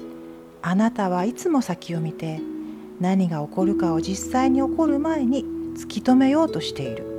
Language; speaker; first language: Japanese; native; Japanese